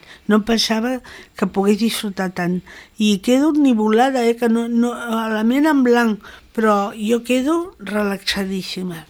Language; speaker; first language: Catalan; non-native, local second language; Spanish